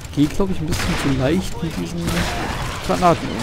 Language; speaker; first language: German; native; German